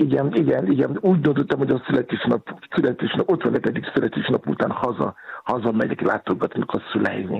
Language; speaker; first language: Hungarian; non-native, learner; Yoruba